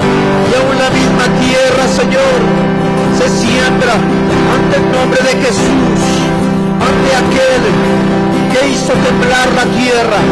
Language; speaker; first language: Spanish; native; Spanish